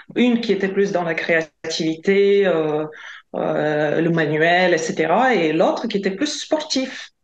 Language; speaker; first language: French; non-native, fluent; Latvian